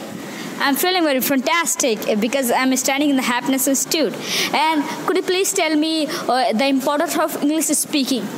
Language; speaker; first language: English; non-native, learner; Hindi